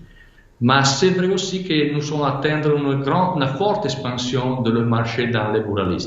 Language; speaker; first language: French; non-native, fluent; Italian